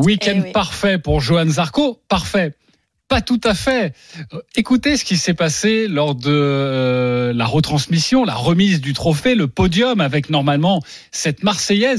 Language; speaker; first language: French; native; French